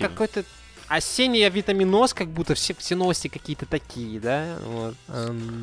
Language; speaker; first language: Russian; native; Russian